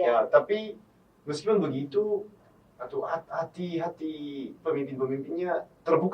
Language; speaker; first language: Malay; non-native, fluent; Korean